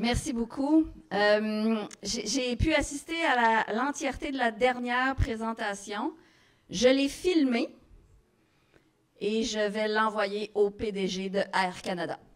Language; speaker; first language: French; native; French